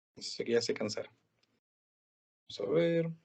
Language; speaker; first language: Spanish; native; Spanish